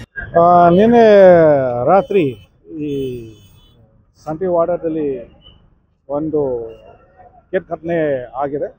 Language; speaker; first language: Kannada; non-native, fluent; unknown